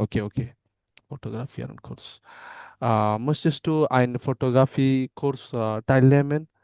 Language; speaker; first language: German; non-native, learner; Bangla